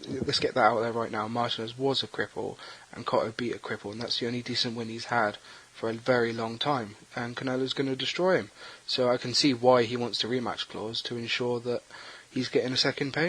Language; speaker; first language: English; native; English